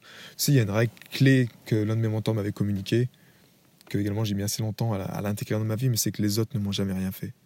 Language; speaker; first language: French; native; French